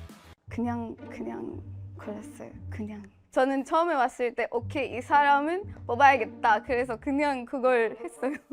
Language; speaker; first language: Korean; non-native, learner; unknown